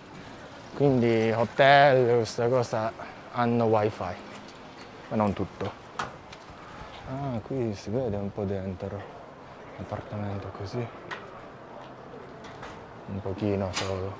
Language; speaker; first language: Italian; non-native, fluent; Japanese